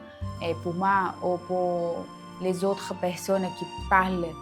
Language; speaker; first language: French; non-native, learner; Portuguese